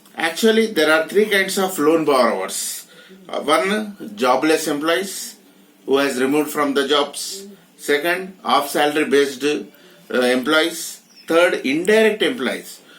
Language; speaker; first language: English; non-native, local second language; Telugu